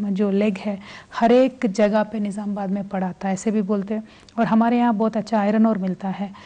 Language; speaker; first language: Hindi; non-native, local second language; Telugu